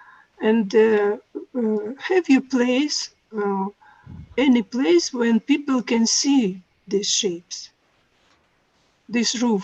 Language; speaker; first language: English; non-native, learner; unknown